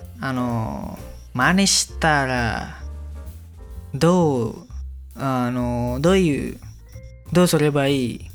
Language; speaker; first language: Japanese; non-native, learner; Indonesian